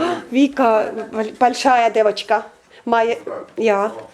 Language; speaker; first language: Russian; non-native, learner; Estonian